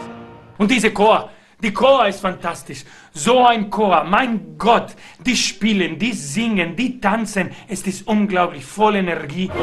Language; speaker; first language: German; non-native, fluent; Spanish